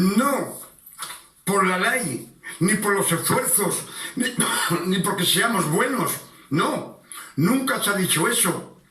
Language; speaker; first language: Spanish; non-native, fluent; French